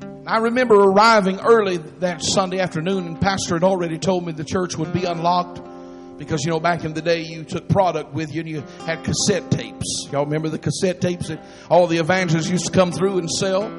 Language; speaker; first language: English; native; English